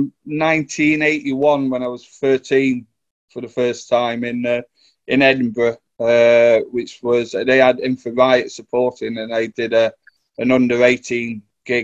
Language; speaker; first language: English; native; English